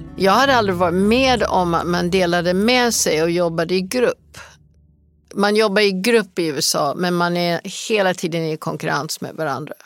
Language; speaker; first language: Swedish; non-native, fluent; English